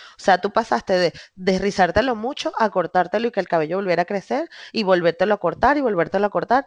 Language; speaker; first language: Spanish; native; Spanish